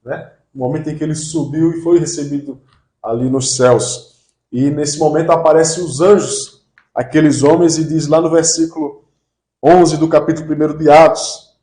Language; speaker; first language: Portuguese; native; Portuguese